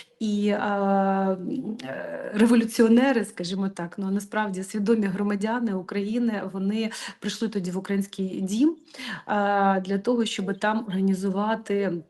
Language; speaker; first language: Ukrainian; native; Ukrainian